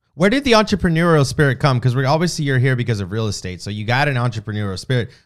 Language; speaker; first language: English; native; English